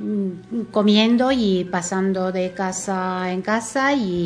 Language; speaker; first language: Spanish; non-native, fluent; Romanian